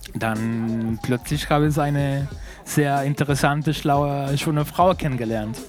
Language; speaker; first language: German; non-native, fluent; Spanish